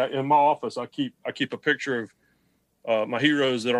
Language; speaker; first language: English; native; English